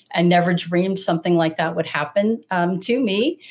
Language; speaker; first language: English; native; English